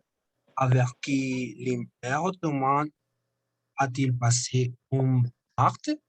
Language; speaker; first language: French; non-native, learner; Spanish